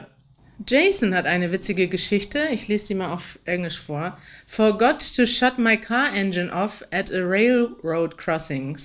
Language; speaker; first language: German; native; German